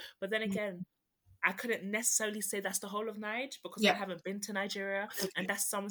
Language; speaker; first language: English; native; English